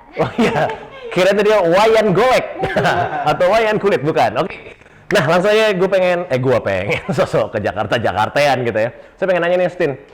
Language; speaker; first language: Indonesian; native; Indonesian